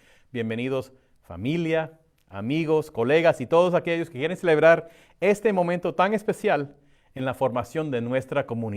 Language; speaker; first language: Spanish; early bilingual, other home language; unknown